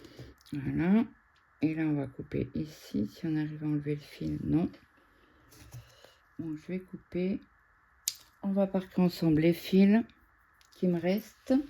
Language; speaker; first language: French; native; French